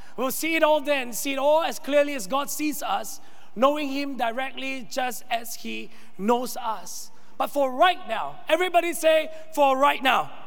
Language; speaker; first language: English; non-native, local second language; Chinese